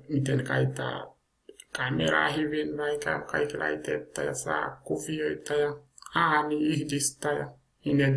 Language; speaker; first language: Finnish; non-native, learner; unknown